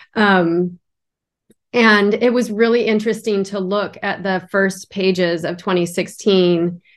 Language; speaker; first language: English; native; English